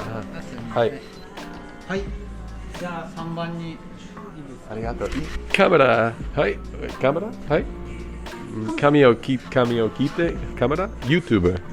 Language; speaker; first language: Japanese; non-native, learner; English